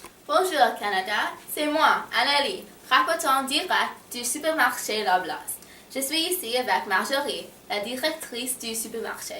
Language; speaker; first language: French; non-native, learner; English